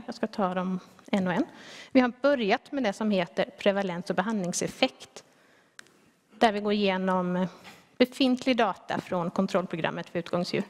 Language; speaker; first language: Swedish; native; Swedish